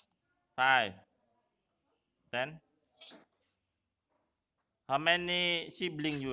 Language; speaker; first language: English; non-native, fluent; Indonesian